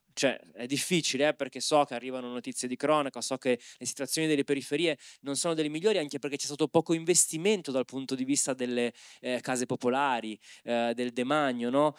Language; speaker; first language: Italian; native; Italian